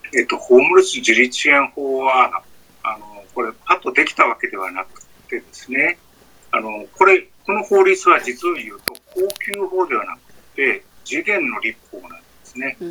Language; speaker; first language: Japanese; native; Japanese